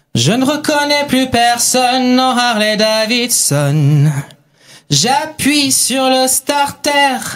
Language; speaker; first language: French; non-native, fluent; Chinese